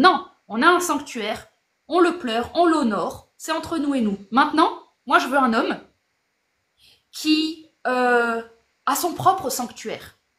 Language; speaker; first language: French; native; French